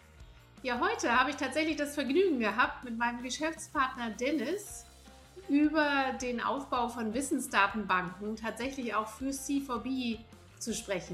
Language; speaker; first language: German; native; German